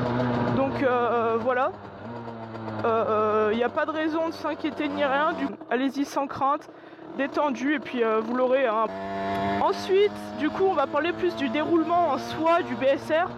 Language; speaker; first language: French; native; French